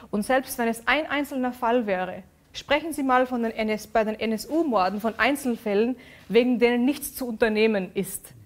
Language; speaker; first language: German; early bilingual, other home language; Urdu